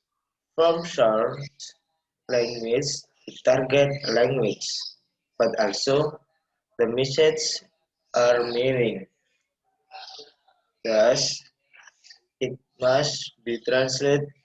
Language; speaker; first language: English; non-native, learner; Indonesian